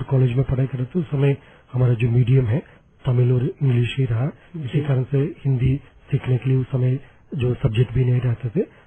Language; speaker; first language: Hindi; non-native, local second language; Tamil